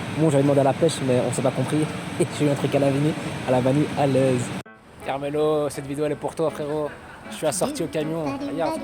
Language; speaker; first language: French; native; French